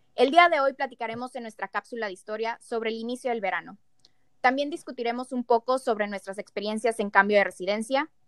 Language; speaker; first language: Spanish; native; Spanish